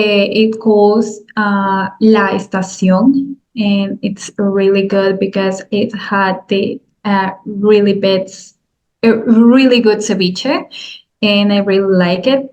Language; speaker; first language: English; non-native, learner; Spanish